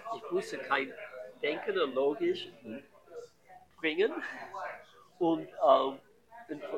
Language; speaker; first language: German; non-native, learner; English